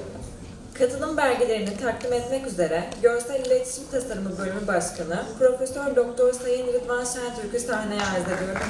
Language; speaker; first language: Turkish; native; Turkish